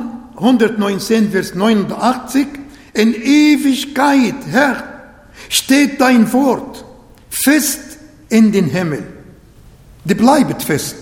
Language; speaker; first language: German; non-native, fluent; Arabic